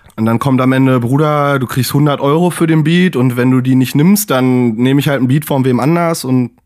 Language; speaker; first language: German; native; German